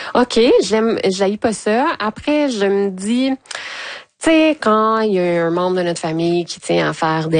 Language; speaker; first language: French; native; French